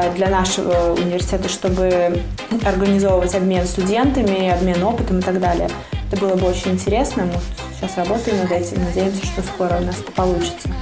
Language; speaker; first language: Russian; native; Russian